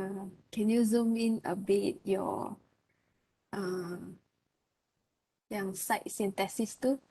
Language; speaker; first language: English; non-native, local second language; Malay